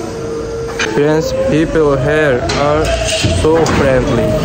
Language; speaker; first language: English; non-native, learner; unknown